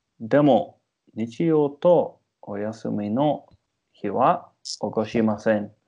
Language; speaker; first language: Japanese; non-native, learner; English